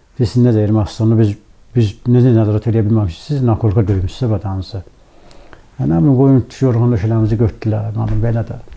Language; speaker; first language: Azerbaijani; native; Azerbaijani